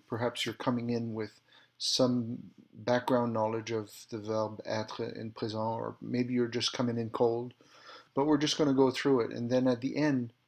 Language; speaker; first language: English; early bilingual, other home language; French